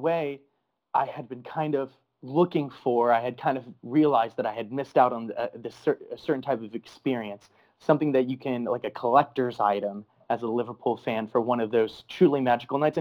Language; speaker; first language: English; native; English